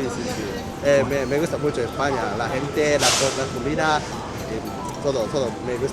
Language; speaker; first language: Spanish; non-native, learner; Japanese